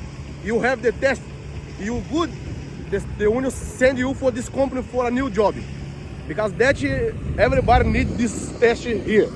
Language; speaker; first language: English; non-native, learner; Portuguese